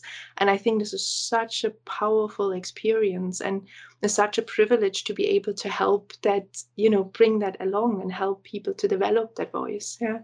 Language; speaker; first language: English; non-native, fluent; German